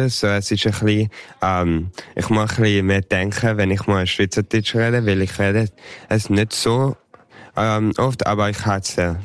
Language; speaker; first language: German; early bilingual, heritage; English